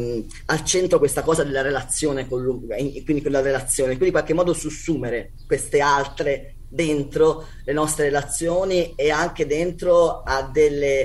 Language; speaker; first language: Italian; native; Italian